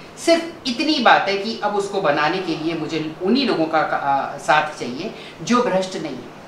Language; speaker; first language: Hindi; non-native, local second language; Gujarati